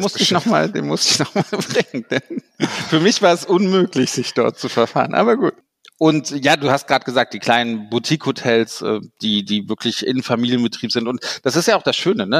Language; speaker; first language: German; native; German